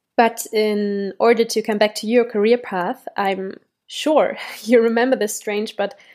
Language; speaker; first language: English; non-native, fluent; German